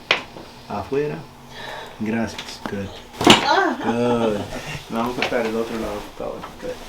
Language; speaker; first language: Spanish; early bilingual, heritage; Spanish